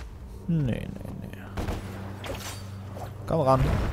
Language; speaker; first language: German; native; German